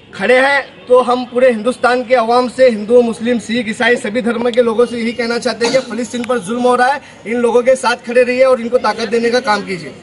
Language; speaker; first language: Hindi; native; Hindi